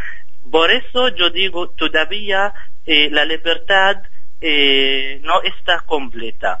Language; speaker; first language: Spanish; non-native, fluent; Arabic